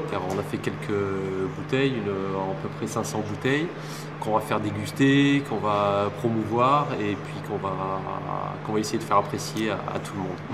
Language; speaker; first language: French; native; French